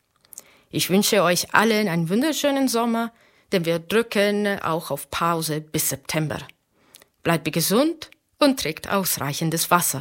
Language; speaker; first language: German; non-native, fluent; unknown